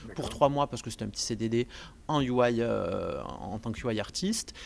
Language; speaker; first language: French; native; French